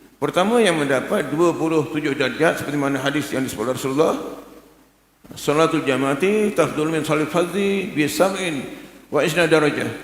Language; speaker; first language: Malay; native; Malay